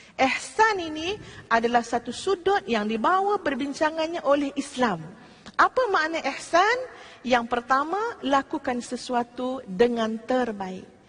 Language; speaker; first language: Malay; native; Malay